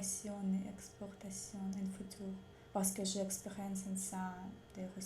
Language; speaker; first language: French; non-native, learner; Russian